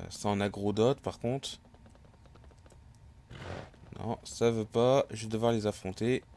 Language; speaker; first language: French; native; French